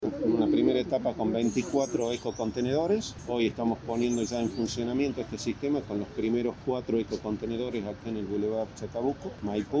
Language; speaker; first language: Spanish; native; Spanish